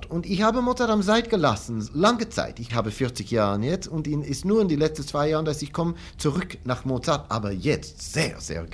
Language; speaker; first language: German; non-native, learner; English